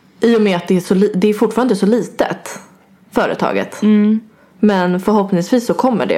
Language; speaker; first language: Swedish; native; Swedish